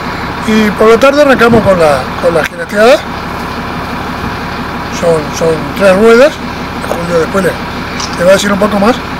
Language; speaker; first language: Spanish; native; Spanish